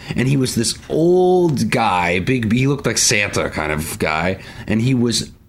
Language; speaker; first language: English; native; English